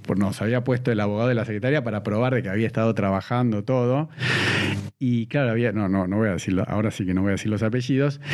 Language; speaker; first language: Spanish; native; Spanish